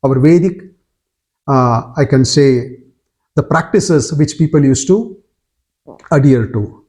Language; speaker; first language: English; non-native, local second language; Kannada